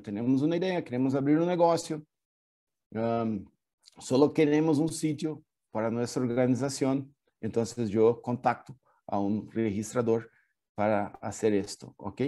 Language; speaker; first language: Spanish; non-native, fluent; Portuguese